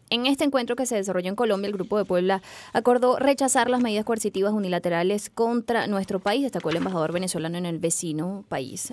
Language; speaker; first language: Spanish; native; Spanish